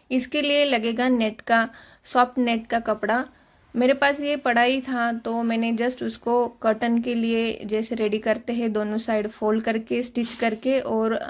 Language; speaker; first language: Hindi; non-native, local second language; Marathi